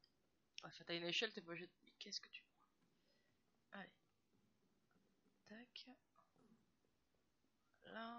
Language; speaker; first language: French; native; French